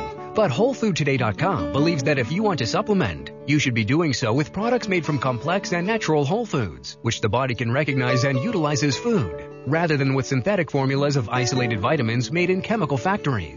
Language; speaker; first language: English; native; English